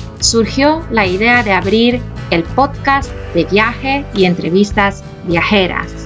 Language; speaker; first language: Spanish; non-native, fluent; Polish